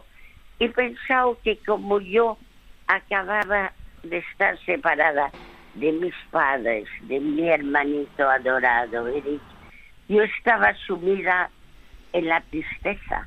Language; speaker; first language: Spanish; early bilingual, other home language; French